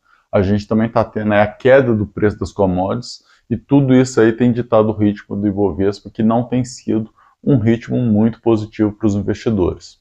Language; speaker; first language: Portuguese; native; Portuguese